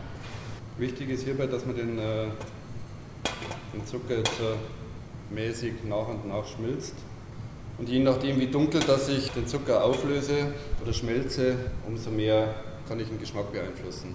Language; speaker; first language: German; native; German